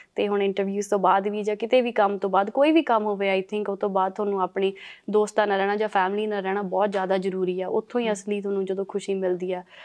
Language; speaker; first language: Punjabi; early bilingual, heritage; Punjabi